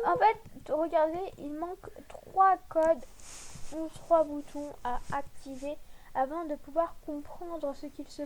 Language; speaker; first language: French; native; French